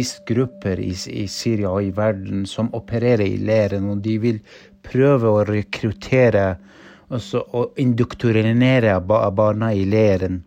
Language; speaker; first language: Norwegian; non-native, fluent; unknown